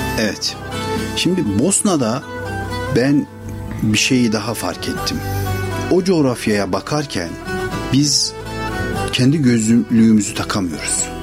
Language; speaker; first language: Turkish; native; Turkish